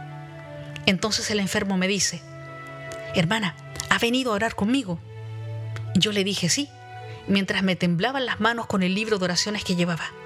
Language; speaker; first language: Spanish; native; Spanish